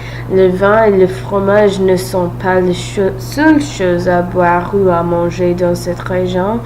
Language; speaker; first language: French; non-native, learner; English